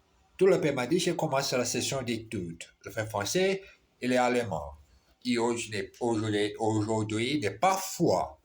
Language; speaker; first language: French; non-native, learner; Portuguese